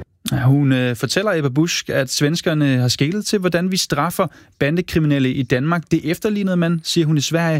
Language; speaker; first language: Danish; native; Danish